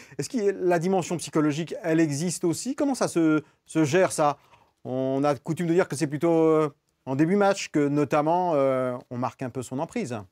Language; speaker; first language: French; native; French